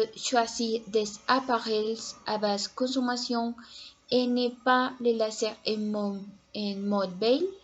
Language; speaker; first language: French; non-native, learner; Spanish